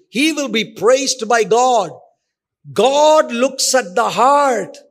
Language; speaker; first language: English; non-native, local second language; Malayalam